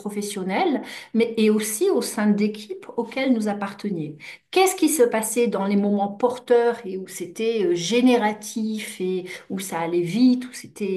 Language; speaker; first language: French; native; French